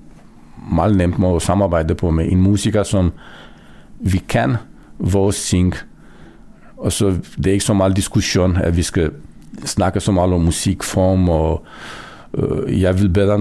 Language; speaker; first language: Danish; non-native, fluent; Romanian